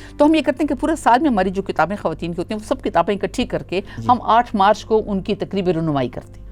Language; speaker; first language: Urdu; non-native, local second language; Northern Hindko